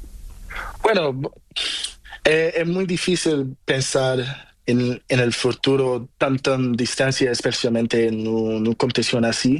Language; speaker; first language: Spanish; non-native, learner; Portuguese